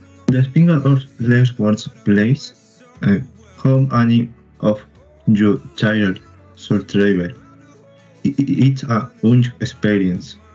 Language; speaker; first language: English; non-native, learner; Spanish